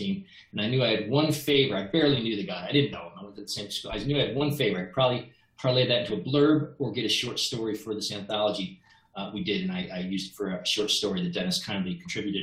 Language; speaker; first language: English; native; English